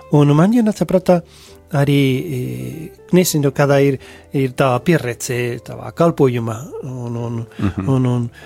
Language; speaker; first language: Latvian; non-native, fluent; Spanish